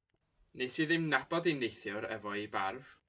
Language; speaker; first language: Welsh; non-native, learner; English